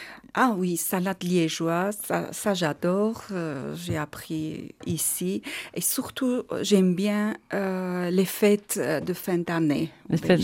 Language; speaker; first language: French; non-native, learner; Armenian